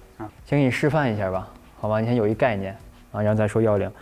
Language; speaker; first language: Chinese; native; Chinese